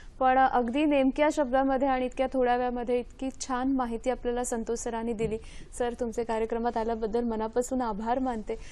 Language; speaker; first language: Marathi; native; Marathi